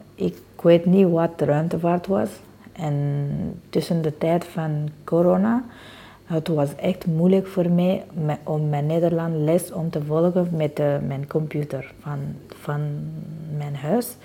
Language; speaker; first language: Dutch; non-native, learner; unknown